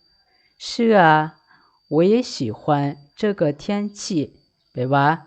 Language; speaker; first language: Chinese; non-native, fluent; Lao